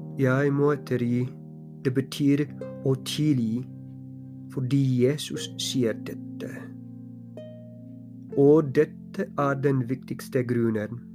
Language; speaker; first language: Norwegian; non-native, fluent; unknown